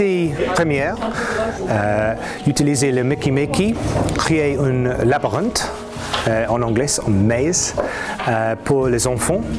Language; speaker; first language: French; non-native, learner; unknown